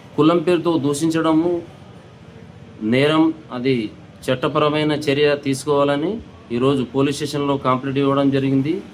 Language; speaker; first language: Telugu; non-native, local second language; Lambadi